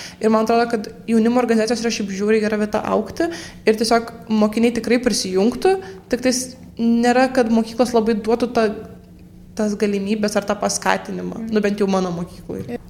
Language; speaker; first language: Lithuanian; native; Lithuanian